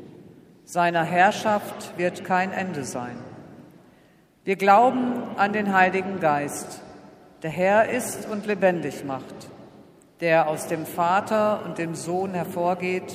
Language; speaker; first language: German; native; German